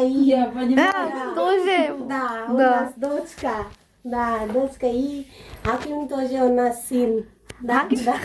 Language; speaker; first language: Russian; non-native, learner; Bangla